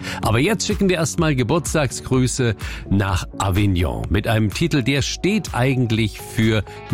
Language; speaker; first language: German; native; German